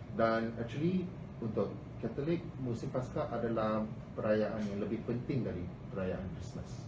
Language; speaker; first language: Malay; non-native, local second language; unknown